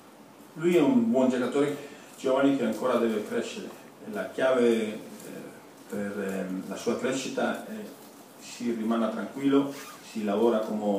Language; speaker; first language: Italian; non-native, fluent; Spanish